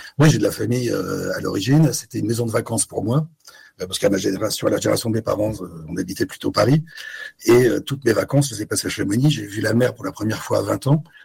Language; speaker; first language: French; native; French